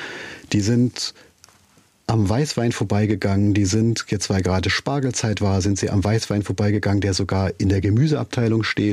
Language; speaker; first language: German; native; German